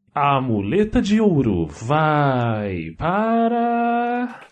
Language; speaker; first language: Portuguese; native; Portuguese